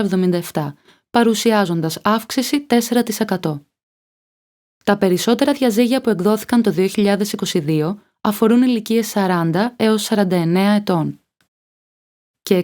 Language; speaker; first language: Greek; native; Greek